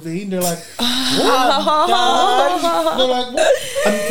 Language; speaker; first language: English; native; English